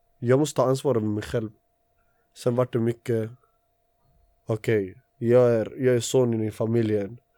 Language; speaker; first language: Swedish; early bilingual, other home language; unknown